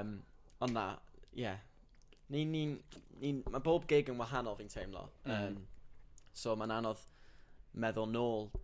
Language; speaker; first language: Welsh; native; Welsh